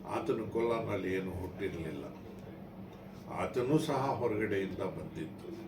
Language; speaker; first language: Kannada; non-native, local second language; Urdu